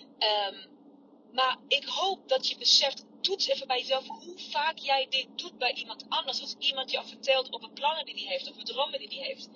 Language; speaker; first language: Dutch; non-native, fluent; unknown